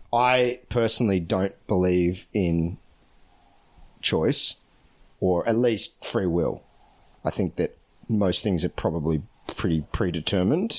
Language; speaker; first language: English; native; English